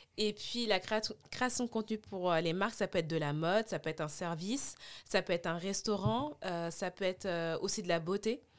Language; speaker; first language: French; native; French